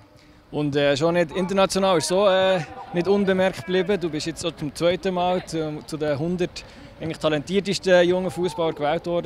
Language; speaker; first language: German; native; German